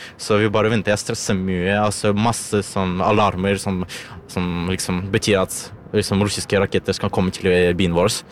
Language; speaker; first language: Norwegian; non-native, learner; Russian